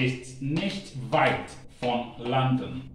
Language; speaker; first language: German; non-native, learner; Akan